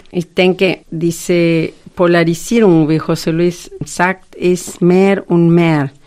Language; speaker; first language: German; non-native, fluent; Spanish